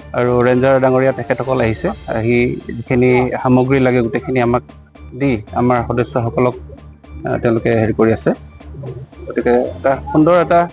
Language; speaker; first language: Assamese; native; Assamese